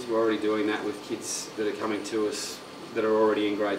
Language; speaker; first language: English; native; English